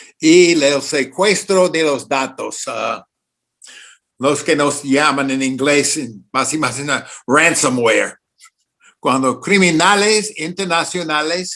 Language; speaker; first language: Spanish; non-native, fluent; English